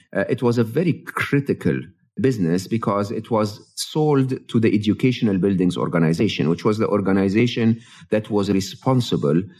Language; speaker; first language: English; non-native, fluent; Arabic